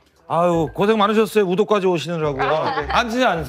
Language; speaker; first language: Korean; native; Korean